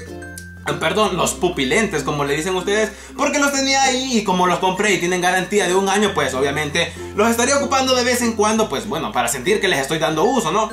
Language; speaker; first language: Spanish; native; Spanish